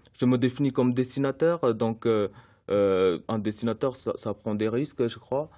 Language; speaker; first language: French; early bilingual, other home language; Sinhala